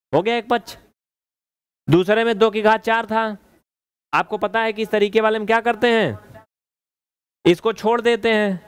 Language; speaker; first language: Hindi; native; Hindi